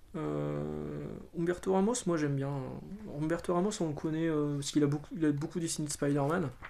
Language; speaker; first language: French; native; French